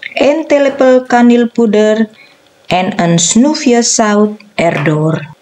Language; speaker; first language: Dutch; non-native, fluent; Indonesian